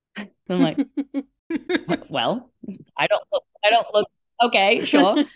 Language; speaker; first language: English; native; English